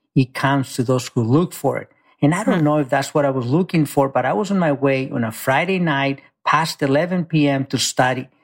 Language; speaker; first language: English; early bilingual, other home language; Spanish